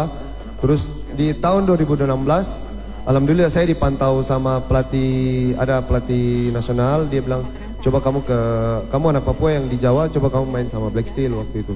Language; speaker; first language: Indonesian; native; Indonesian